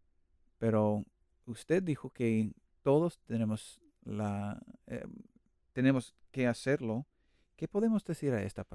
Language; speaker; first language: Spanish; non-native, learner; English